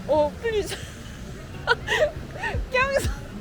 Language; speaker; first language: French; non-native, learner; Korean